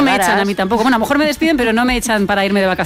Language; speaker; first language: Spanish; native; Spanish